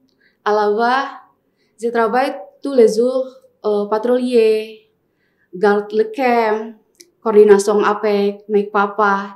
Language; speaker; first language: French; non-native, learner; Indonesian